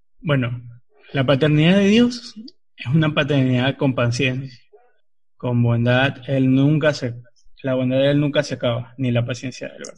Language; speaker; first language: Spanish; native; Spanish